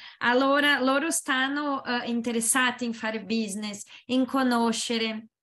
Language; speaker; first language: Italian; non-native, learner; Portuguese